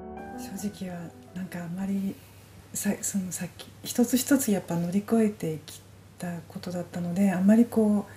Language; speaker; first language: Japanese; native; Japanese